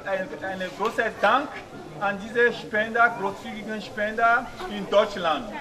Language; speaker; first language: German; non-native, fluent; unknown